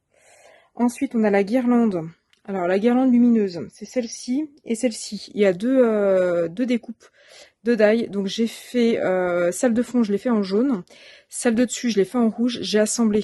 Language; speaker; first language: French; native; French